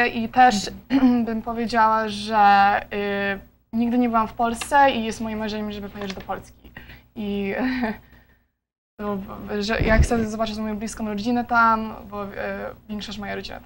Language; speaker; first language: Polish; early bilingual, heritage; Polish